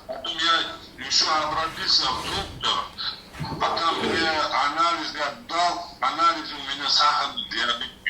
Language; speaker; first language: Russian; non-native, learner; Uzbek